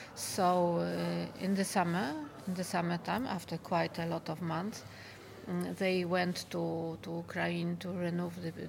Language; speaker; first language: English; non-native, fluent; Polish